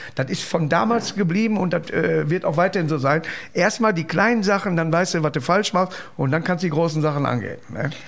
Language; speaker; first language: German; native; German